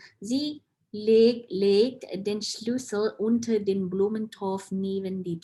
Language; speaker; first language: German; non-native, fluent; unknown